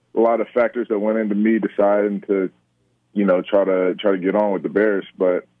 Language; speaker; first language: English; native; English